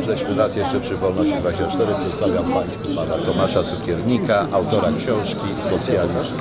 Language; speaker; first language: Polish; native; Polish